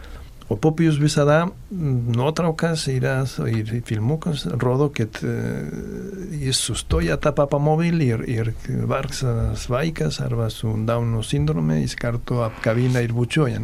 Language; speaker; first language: Lithuanian; non-native, fluent; Catalan